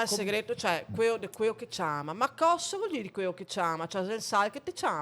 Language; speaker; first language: Italian; native; Italian